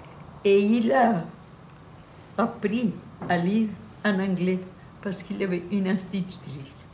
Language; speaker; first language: French; non-native, fluent; Spanish